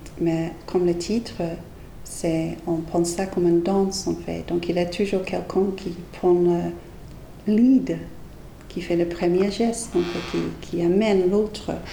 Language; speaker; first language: French; non-native, fluent; English